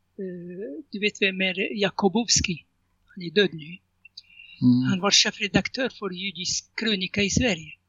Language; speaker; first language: Swedish; non-native, fluent; Arabic